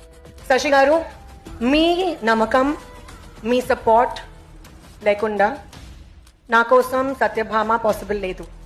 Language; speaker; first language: Telugu; non-native, fluent; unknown